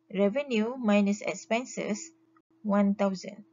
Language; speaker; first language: English; non-native, local second language; Malay